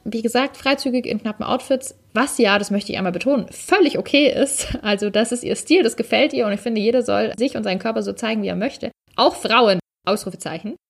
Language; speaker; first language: German; native; German